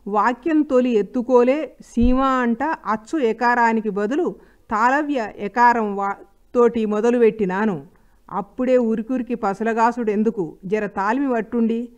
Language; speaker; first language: Telugu; native; Telugu